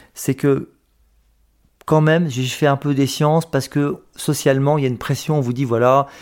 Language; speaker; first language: French; native; French